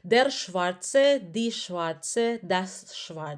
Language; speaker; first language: German; non-native, fluent; Filipino